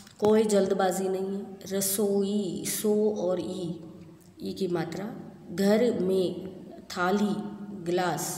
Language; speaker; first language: Hindi; non-native, local second language; Gujarati